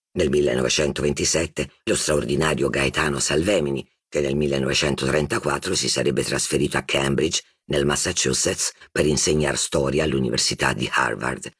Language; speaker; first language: Italian; native; Italian